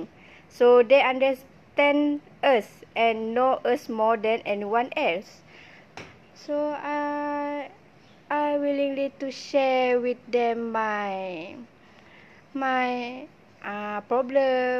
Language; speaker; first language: English; non-native, local second language; Malay